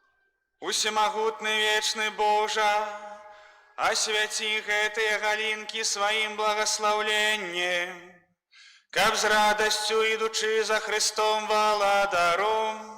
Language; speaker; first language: Belarusian; native; Belarusian